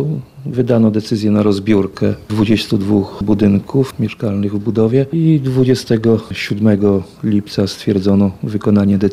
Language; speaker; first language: Polish; native; Polish